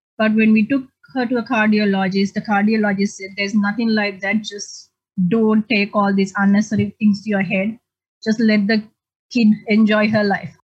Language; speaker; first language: English; non-native, local second language; Sinhala